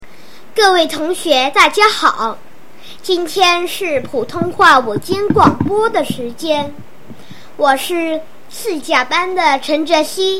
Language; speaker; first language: Chinese; non-native, local second language; Cantonese